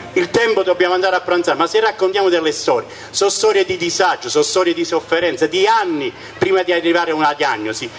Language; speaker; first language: Italian; native; Italian